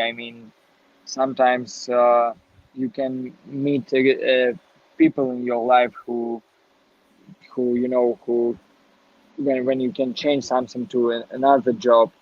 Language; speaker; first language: English; non-native, learner; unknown